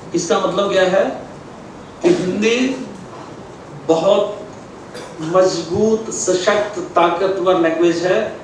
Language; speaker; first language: Hindi; native; Hindi